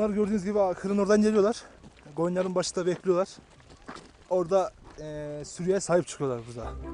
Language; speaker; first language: Turkish; native; Turkish